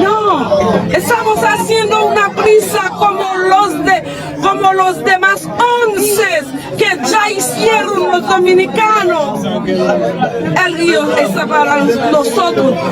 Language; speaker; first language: Spanish; non-native, fluent; Haitian Creole